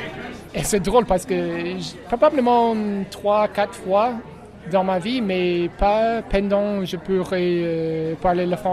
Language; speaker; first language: French; non-native, learner; English